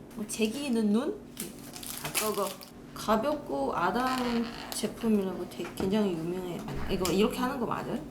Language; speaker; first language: Korean; non-native, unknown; Chinese